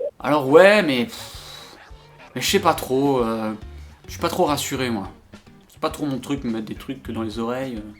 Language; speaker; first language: French; native; French